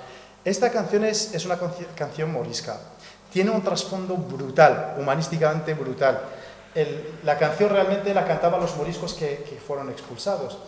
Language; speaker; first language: Spanish; native; Spanish